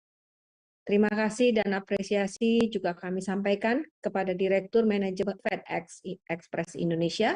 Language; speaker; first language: Indonesian; native; Indonesian